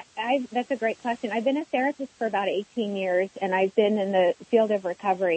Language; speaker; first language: English; native; English